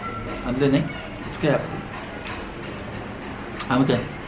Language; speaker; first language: Korean; non-native, fluent; Chinese